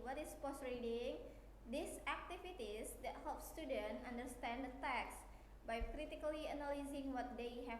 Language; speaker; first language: English; non-native, learner; Indonesian